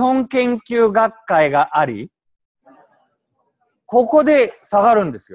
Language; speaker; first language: Japanese; native; Japanese